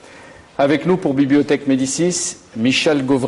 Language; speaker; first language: French; native; French